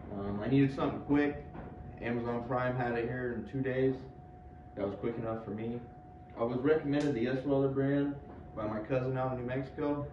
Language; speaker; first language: English; native; English